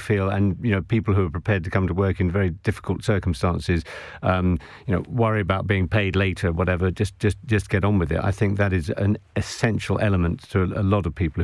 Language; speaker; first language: English; native; English